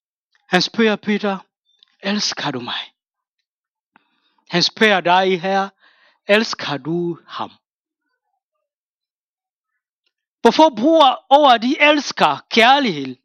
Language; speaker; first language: Danish; non-native, fluent; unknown